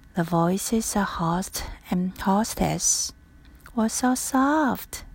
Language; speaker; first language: English; non-native, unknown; Min Nan Chinese